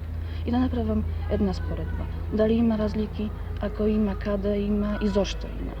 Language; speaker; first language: Macedonian; non-native, fluent; Polish